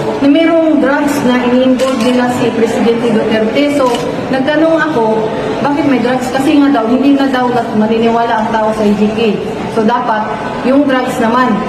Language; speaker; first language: Filipino; non-native, local second language; Cebuano